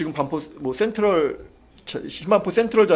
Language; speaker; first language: Korean; native; Korean